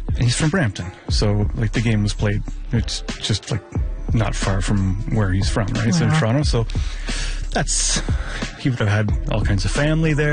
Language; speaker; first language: English; native; English